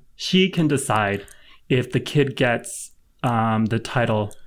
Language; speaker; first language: English; native; English